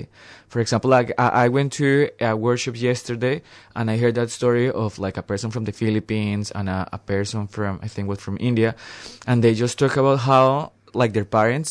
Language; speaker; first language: English; non-native, fluent; Spanish